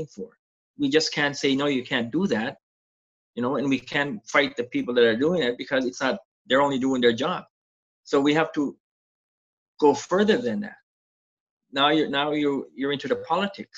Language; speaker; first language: English; non-native, fluent; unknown